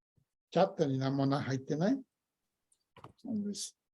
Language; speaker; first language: Japanese; early bilingual, heritage; Japanese